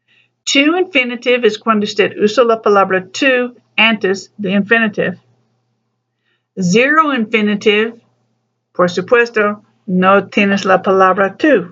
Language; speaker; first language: Spanish; non-native, learner; English